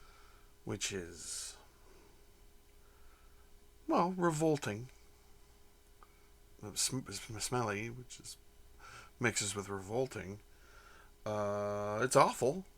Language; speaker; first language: English; native; English